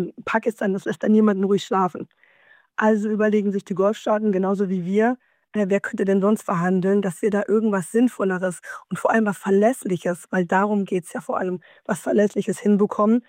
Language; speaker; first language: German; native; German